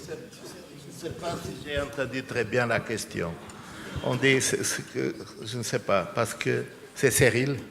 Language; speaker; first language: French; non-native, fluent; Portuguese